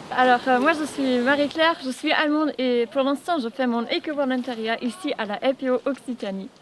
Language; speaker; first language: French; non-native, learner; German